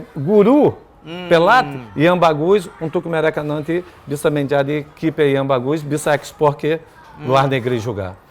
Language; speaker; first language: Indonesian; non-native, fluent; Portuguese